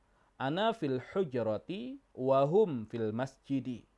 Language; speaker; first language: Arabic; non-native, fluent; Indonesian